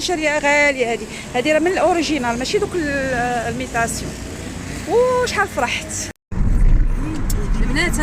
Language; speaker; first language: Arabic; native; Arabic